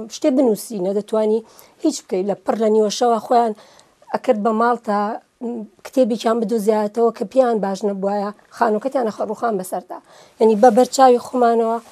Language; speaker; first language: Central Kurdish; native; Central Kurdish